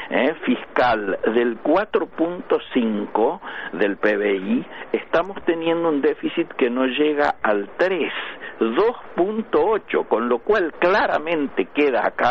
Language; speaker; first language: Spanish; native; Spanish